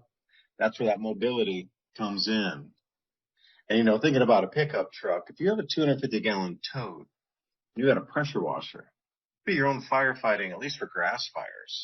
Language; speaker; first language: English; native; English